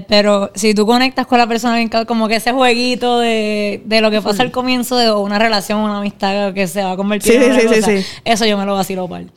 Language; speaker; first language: Spanish; native; Spanish